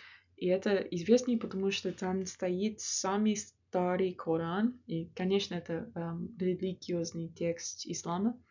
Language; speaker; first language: Russian; non-native, learner; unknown